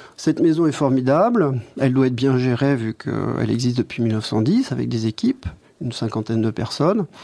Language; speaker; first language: French; native; French